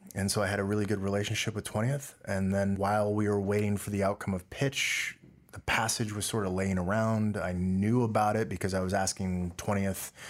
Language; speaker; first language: English; early bilingual, other home language; Dutch